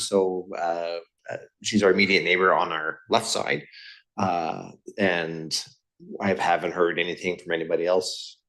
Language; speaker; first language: English; native; English